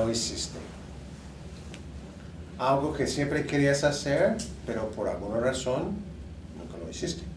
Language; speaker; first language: Spanish; non-native, fluent; English